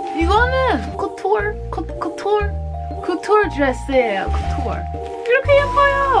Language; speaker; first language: Korean; non-native, learner; English